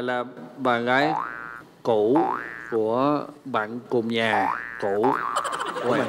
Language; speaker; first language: Vietnamese; non-native, fluent; English